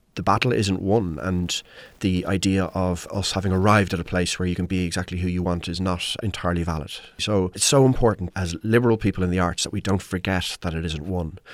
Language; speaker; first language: English; native; English